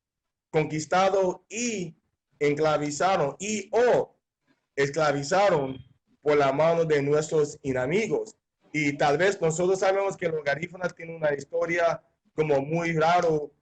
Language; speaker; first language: Spanish; non-native, fluent; English